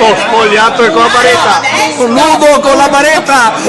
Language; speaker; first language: Italian; native; Italian